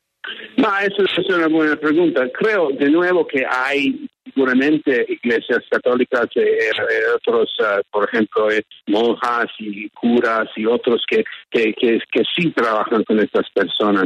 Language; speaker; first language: Spanish; early bilingual, heritage; English